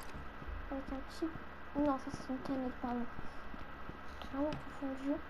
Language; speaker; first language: French; native; French